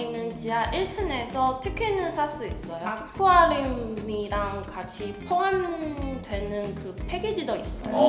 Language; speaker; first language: Korean; non-native, learner; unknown